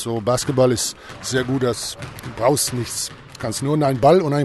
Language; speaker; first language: German; non-native, learner; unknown